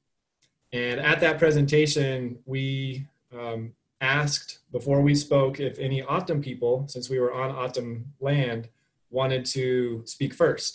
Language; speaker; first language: English; native; English